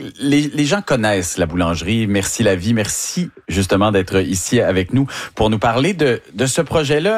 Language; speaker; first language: French; native; French